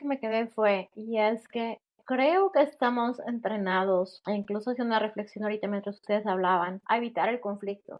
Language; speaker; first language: Spanish; native; Spanish